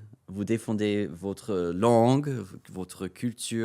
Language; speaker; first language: French; non-native, fluent; English